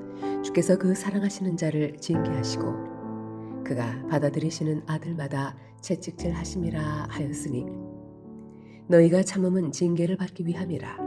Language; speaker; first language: Korean; native; Korean